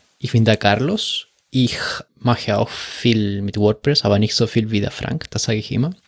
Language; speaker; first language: German; non-native, fluent; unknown